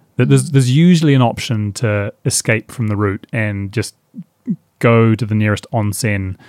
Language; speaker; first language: English; native; English